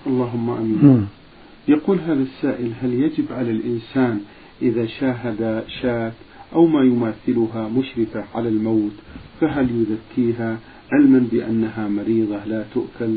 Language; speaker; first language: Arabic; native; Arabic